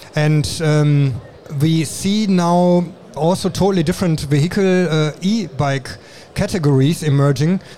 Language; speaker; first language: English; non-native, fluent; German